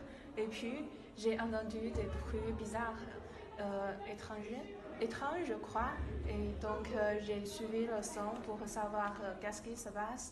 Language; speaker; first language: French; non-native, learner; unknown